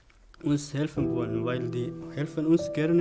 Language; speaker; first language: German; non-native, learner; Oromo